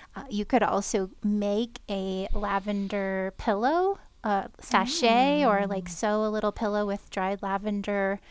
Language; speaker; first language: English; native; English